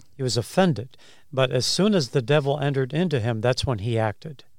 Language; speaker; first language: English; native; English